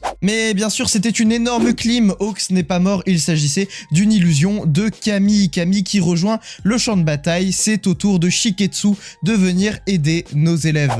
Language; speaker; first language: French; native; French